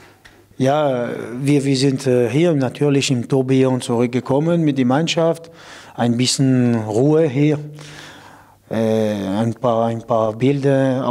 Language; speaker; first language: German; non-native, local second language; French